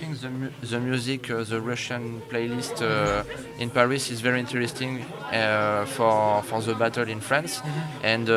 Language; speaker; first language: English; non-native, learner; French